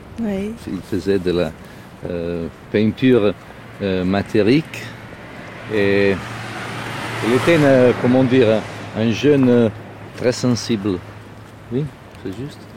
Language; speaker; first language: French; non-native, learner; Italian